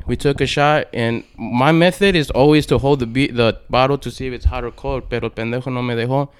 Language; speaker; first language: English; early bilingual, other home language; Spanish